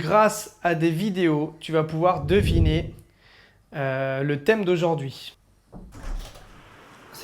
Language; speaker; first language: French; native; French